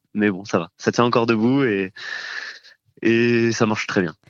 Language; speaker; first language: French; native; French